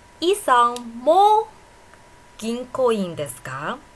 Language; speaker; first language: Japanese; non-native, fluent; Chinese